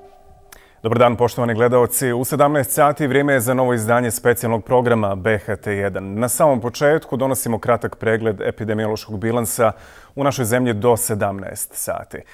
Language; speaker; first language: Serbian; native; Serbian